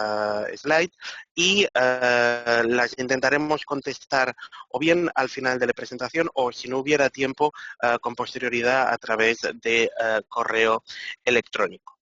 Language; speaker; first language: Spanish; native; Spanish